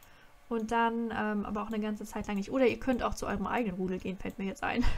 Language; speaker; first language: German; native; German